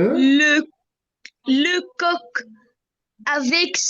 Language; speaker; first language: French; non-native, learner; Arabic